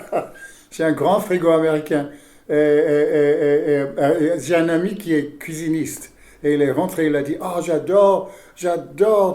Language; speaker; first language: French; non-native, fluent; English